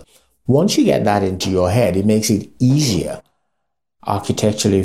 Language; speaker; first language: English; non-native, local second language; Yoruba